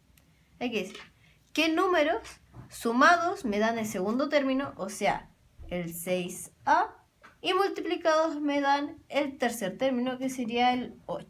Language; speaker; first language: Spanish; native; Spanish